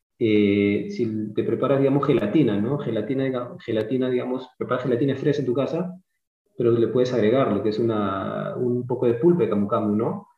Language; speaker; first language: Spanish; early bilingual, heritage; Spanish